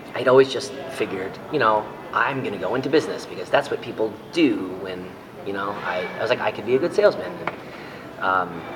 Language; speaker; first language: English; native; English